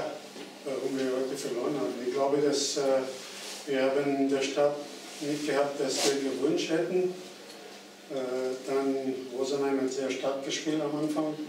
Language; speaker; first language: German; non-native, fluent; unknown